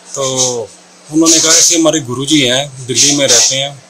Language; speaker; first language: Hindi; native; Hindi